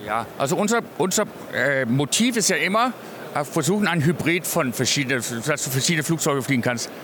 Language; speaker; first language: German; non-native, fluent; English